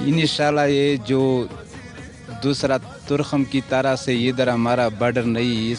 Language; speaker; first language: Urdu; non-native, local second language; Pashto